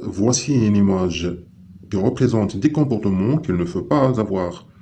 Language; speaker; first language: French; non-native, local second language; Arabic